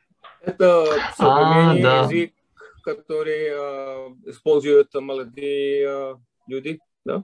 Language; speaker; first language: Russian; non-native, fluent; English